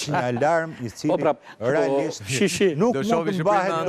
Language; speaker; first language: Albanian; native; Albanian